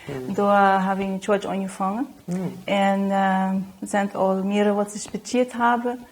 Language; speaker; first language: German; non-native, local second language; Plautdietsch